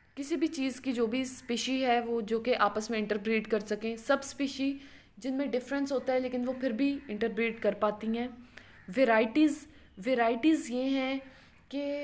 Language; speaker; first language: Urdu; non-native, local second language; Punjabi